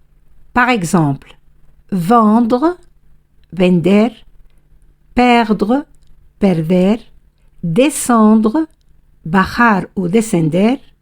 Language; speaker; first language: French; non-native, fluent; Spanish